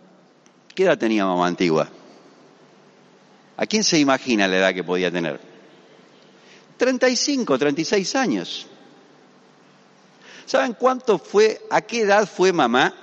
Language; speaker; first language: Spanish; native; Spanish